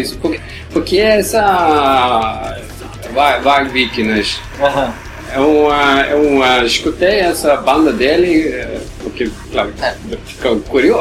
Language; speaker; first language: Portuguese; non-native, learner; Norwegian